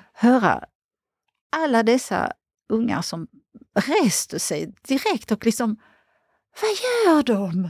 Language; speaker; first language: Swedish; non-native, fluent; French